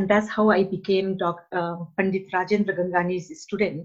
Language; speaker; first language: English; non-native, local second language; Hindi